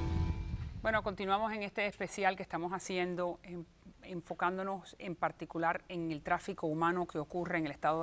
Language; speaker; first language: Spanish; native; Spanish